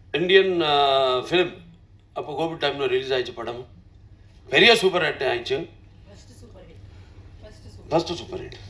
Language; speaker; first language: Tamil; non-native, local second language; Telugu